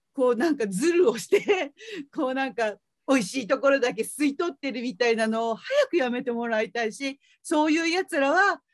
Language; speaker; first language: Japanese; native; Japanese